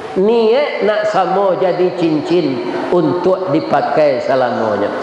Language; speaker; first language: Malay; non-native, local second language; Minangkabau